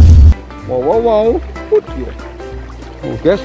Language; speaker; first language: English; non-native, learner; Indonesian